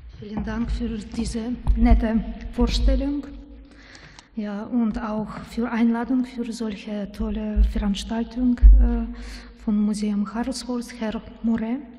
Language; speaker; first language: German; non-native, learner; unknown